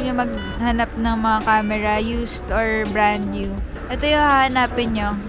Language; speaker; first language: Filipino; native; Filipino